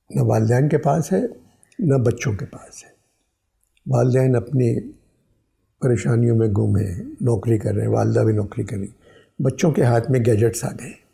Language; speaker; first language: Urdu; native; Urdu